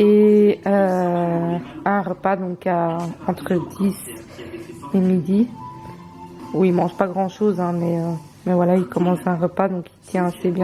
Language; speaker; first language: French; native; French